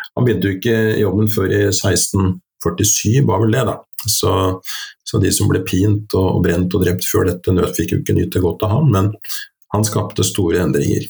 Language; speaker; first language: Norwegian; native; Norwegian